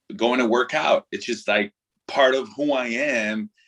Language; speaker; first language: English; non-native, fluent; Spanish